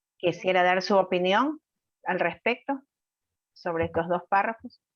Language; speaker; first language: Spanish; native; Spanish